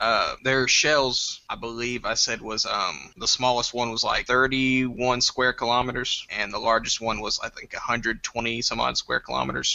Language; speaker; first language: English; native; English